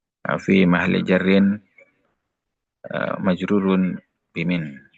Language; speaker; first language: Arabic; non-native, fluent; Indonesian